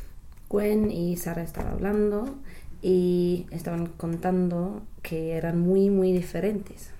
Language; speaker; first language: Spanish; non-native, learner; English